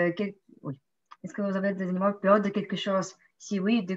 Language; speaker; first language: French; non-native, learner; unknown